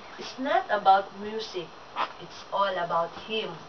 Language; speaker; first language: English; non-native, local second language; Filipino